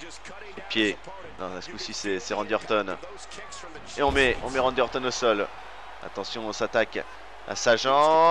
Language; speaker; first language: French; native; French